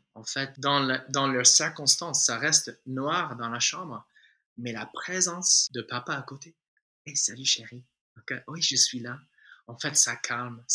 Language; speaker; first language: French; non-native, fluent; English